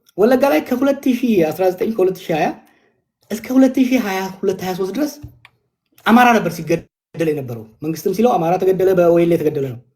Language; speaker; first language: Amharic; non-native, local second language; Oromo